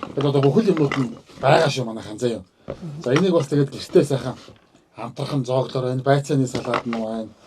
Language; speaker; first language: Mongolian; native; Mongolian